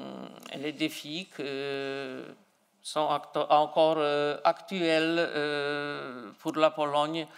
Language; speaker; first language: French; non-native, fluent; Polish